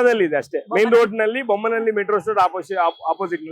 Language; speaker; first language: Kannada; non-native, learner; Telugu